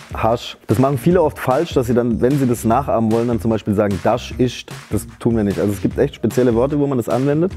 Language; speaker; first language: German; native; German